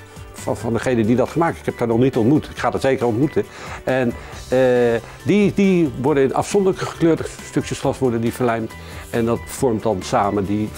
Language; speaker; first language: Dutch; native; Dutch